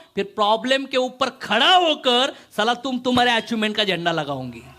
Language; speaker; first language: Hindi; non-native, local second language; Marathi